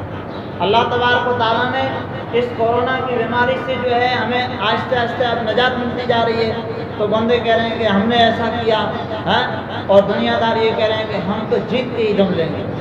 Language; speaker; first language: Urdu; native; Urdu